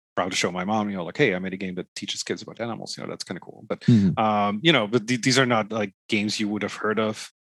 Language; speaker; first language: English; non-native, fluent; Dutch